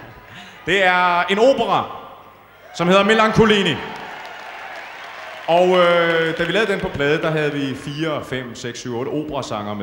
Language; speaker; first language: Danish; native; Danish